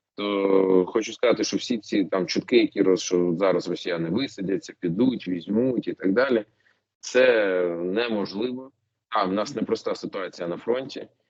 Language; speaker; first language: Ukrainian; non-native, local second language; Russian